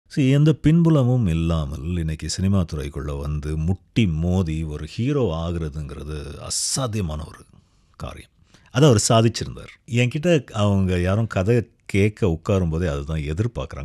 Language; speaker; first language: Tamil; native; Tamil